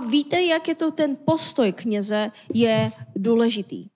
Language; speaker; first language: Czech; non-native, fluent; Korean